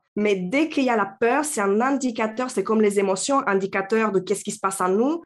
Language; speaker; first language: French; non-native, fluent; Romanian